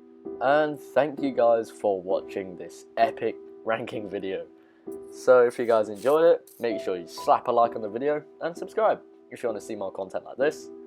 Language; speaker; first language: English; native; English